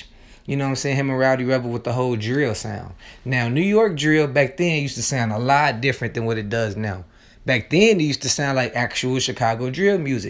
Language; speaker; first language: English; native; English